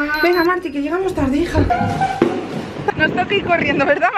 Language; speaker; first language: Spanish; native; Spanish